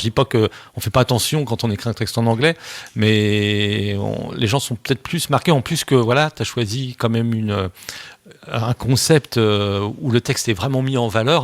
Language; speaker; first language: French; native; French